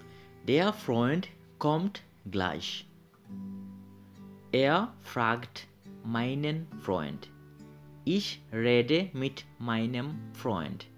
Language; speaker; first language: German; non-native, fluent; Bangla